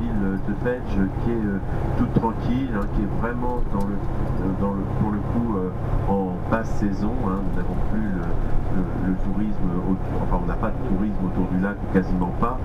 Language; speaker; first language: French; native; French